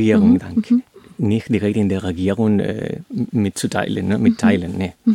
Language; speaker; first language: German; non-native, learner; Spanish